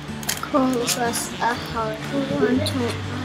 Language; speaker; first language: Māori; non-native, learner; English